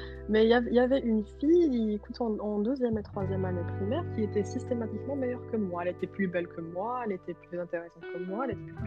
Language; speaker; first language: French; non-native, local second language; Arabic